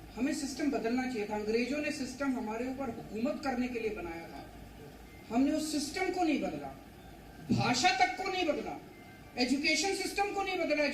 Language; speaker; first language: Hindi; native; Hindi